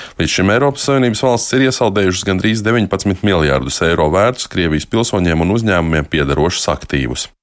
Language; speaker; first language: Latvian; native; Latvian